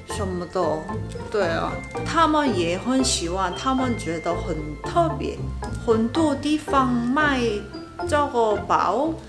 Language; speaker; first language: Chinese; non-native, learner; Korean